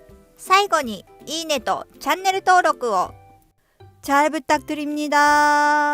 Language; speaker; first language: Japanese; non-native, fluent; Korean